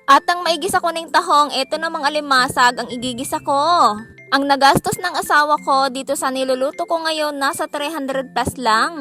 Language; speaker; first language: Filipino; non-native, local second language; Bikol